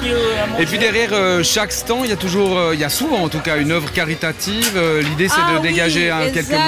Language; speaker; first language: French; native; French